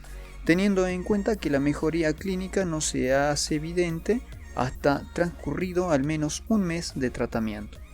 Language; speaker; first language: Spanish; native; Spanish